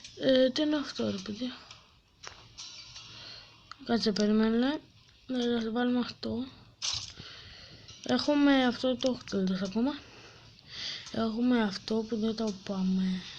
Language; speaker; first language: Greek; native; Greek